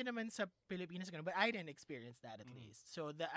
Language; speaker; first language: English; non-native, local second language; Filipino